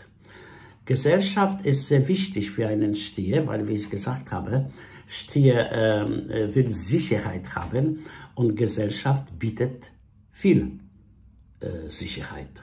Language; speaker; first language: German; non-native, fluent; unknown